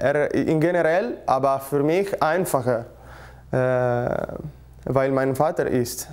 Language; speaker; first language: German; non-native, learner; Italian